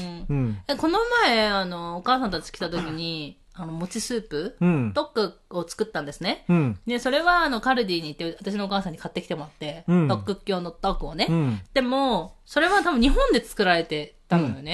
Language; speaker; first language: Japanese; native; Japanese